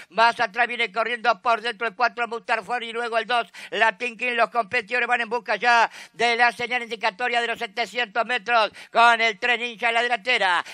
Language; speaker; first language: Spanish; native; Spanish